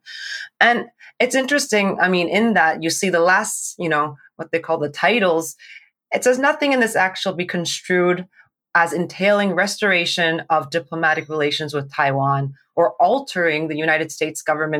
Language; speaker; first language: English; non-native, local second language; Cantonese